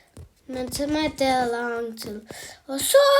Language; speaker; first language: Danish; early bilingual, other home language; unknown